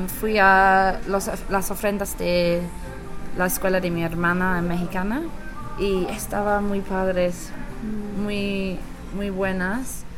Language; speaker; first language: Spanish; non-native, learner; English